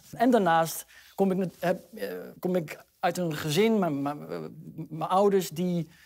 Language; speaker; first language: Dutch; early bilingual, other home language; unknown